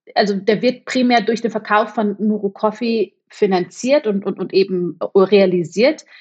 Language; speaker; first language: German; native; German